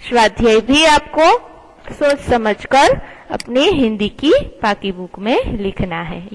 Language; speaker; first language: Hindi; non-native, local second language; Gujarati